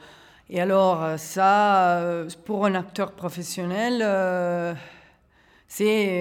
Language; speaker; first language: French; non-native, fluent; Italian